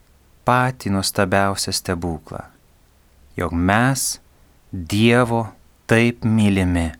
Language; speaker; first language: Lithuanian; native; Lithuanian